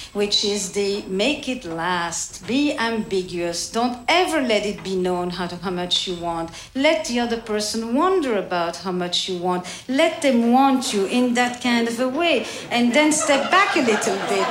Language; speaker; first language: English; non-native, fluent; French